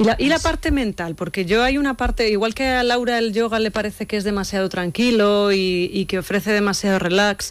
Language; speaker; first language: Spanish; native; Spanish